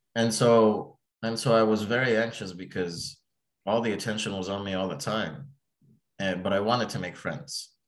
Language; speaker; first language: English; early bilingual, other home language; Arabic